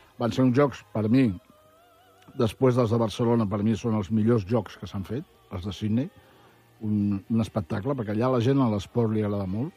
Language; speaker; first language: Catalan; native; Catalan